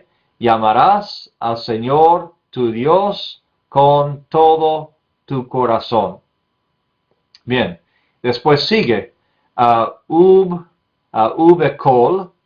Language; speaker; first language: Spanish; non-native, fluent; English